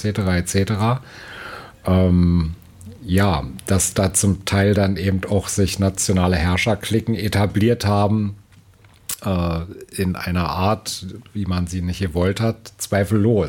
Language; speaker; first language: German; native; German